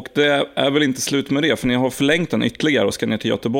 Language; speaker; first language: Swedish; native; Swedish